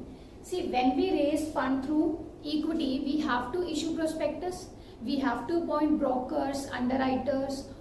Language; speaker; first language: English; non-native, local second language; Hindi